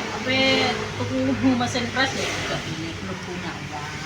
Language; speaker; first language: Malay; non-native, local second language; Javanese